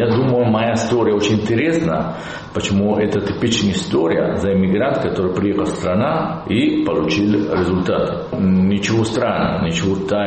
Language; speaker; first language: Russian; non-native, learner; Italian